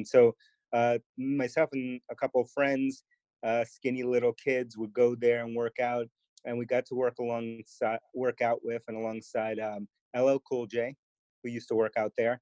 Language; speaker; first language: English; early bilingual, other home language; Spanish